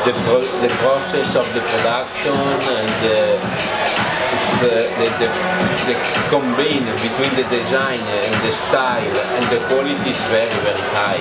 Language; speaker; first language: English; non-native, learner; Italian